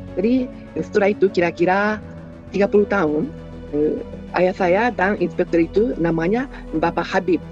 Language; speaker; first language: Indonesian; non-native, fluent; Japanese